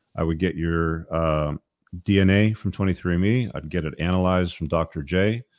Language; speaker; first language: English; early bilingual, other home language; Greek